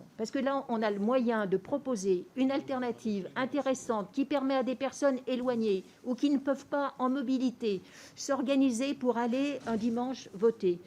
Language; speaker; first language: French; native; French